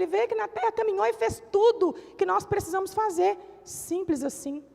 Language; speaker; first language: Portuguese; native; Portuguese